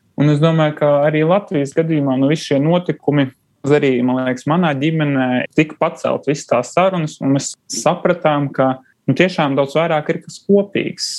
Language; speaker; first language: Latvian; non-native, local second language; Russian